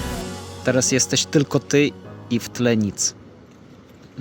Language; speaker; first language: Polish; non-native, fluent; Ukrainian